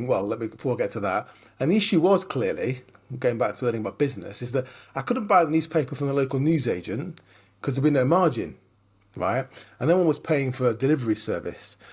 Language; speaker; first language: English; native; English